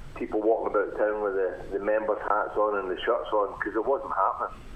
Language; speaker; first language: English; native; English